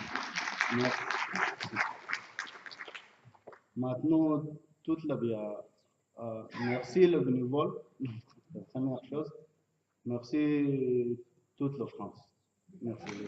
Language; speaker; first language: French; non-native, learner; Arabic